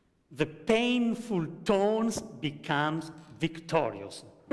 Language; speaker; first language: English; non-native, fluent; Italian